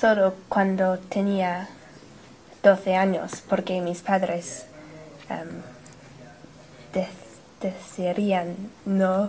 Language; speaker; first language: Spanish; non-native, learner; English